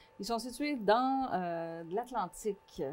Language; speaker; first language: French; non-native, fluent; Portuguese